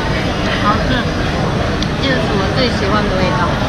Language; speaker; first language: Chinese; non-native, fluent; Korean